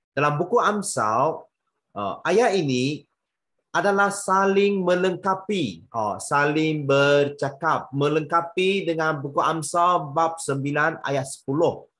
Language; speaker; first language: Malay; non-native, local second language; Chinese